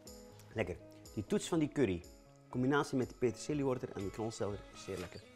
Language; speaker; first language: Dutch; native; Dutch